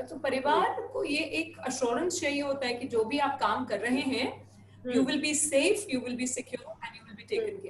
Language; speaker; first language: Hindi; native; Hindi